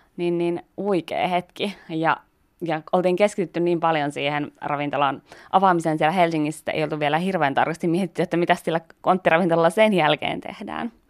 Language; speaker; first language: Finnish; native; Finnish